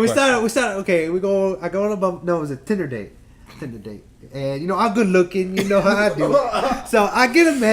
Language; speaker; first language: English; native; English